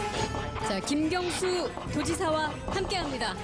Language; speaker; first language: Korean; native; Korean